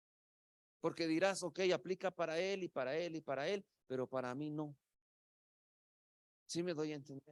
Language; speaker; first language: Spanish; native; Spanish